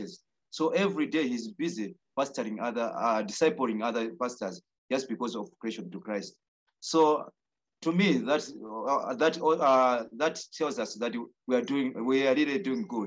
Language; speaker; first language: English; non-native, local second language; Nyanja